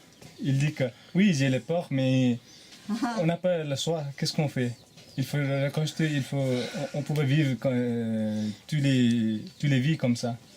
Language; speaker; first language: French; non-native, fluent; Nepali